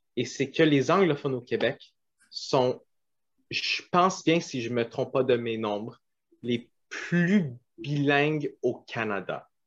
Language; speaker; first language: French; non-native, local second language; English